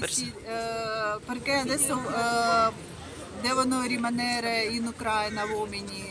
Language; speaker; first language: Italian; non-native, learner; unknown